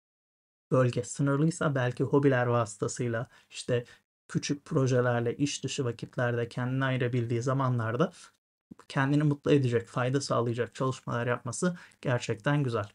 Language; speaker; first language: Turkish; native; Turkish